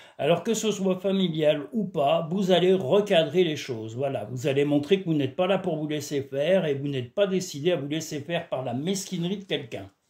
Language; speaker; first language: French; native; French